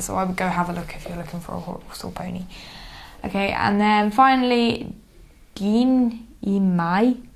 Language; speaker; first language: English; native; English